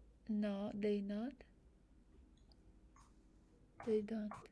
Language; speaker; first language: English; non-native, learner; Spanish